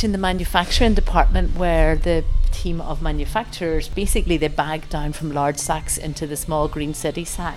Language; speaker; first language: English; native; English